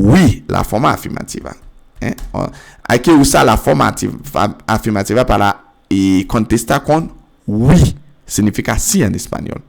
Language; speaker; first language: Spanish; non-native, fluent; French